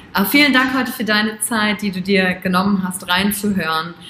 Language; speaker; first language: German; native; German